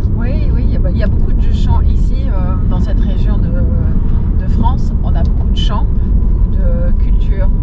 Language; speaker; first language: French; non-native, fluent; English